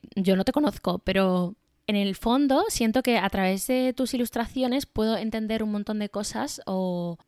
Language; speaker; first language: Spanish; native; Spanish